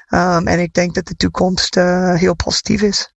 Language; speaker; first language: Dutch; non-native, fluent; English